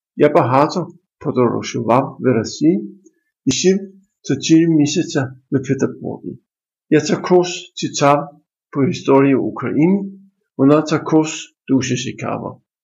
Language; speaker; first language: Ukrainian; non-native, learner; Danish